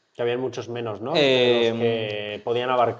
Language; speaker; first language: Spanish; native; Spanish